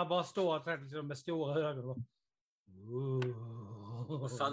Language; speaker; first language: Swedish; native; Swedish